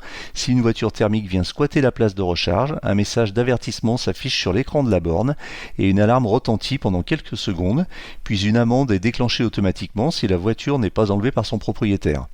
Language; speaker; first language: French; native; French